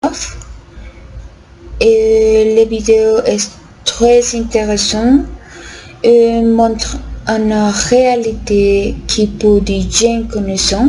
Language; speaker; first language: French; non-native, learner; Spanish